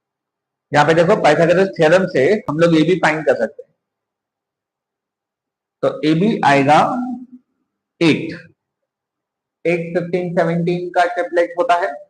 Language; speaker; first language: Hindi; native; Hindi